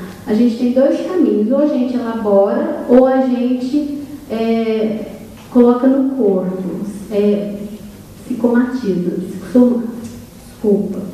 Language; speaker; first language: Portuguese; native; Portuguese